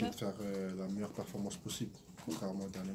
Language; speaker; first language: French; native; French